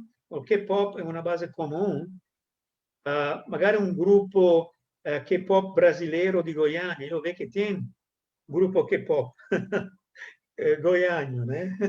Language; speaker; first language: Portuguese; non-native, fluent; Italian